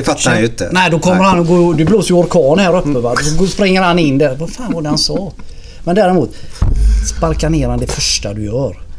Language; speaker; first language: Swedish; native; Swedish